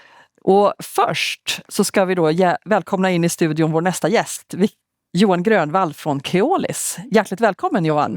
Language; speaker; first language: Swedish; native; Swedish